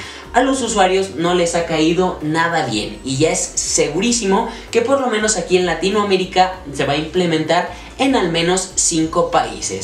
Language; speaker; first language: Spanish; native; Spanish